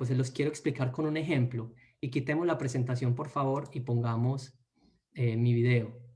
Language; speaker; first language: Spanish; native; Spanish